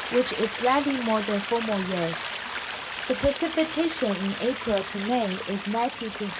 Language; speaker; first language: English; non-native, fluent; Chinese